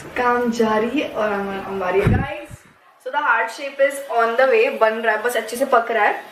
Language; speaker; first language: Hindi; non-native, local second language; Marathi